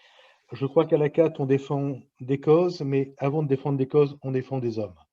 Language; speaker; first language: French; native; French